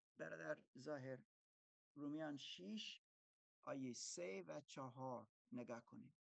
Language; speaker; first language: Persian; non-native, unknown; German